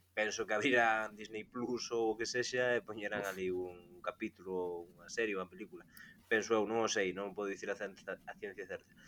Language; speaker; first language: Galician; native; Galician